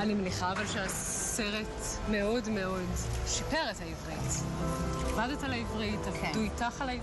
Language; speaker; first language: Hebrew; native; Hebrew